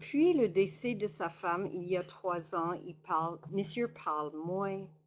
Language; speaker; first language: French; non-native, local second language; English